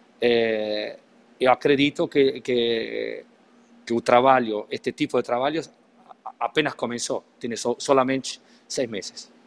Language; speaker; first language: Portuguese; non-native, learner; Spanish